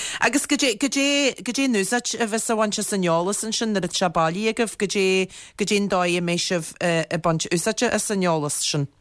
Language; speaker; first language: Irish; native; Irish